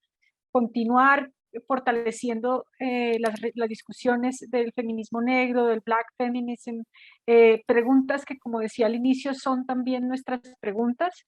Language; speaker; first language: Spanish; native; Spanish